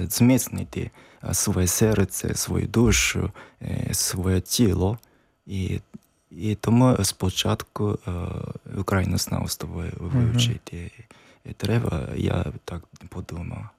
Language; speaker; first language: Ukrainian; non-native, learner; Japanese